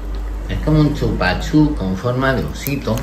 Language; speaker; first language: Spanish; native; Spanish